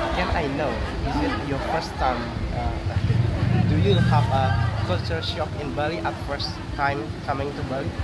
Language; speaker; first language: English; non-native, learner; Indonesian